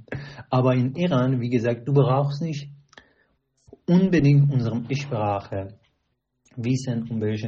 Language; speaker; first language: German; non-native, learner; Persian